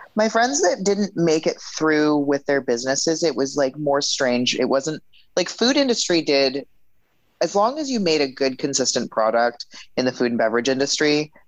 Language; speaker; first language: English; native; English